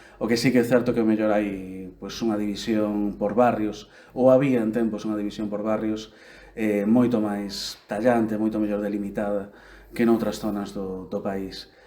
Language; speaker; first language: Galician; native; Galician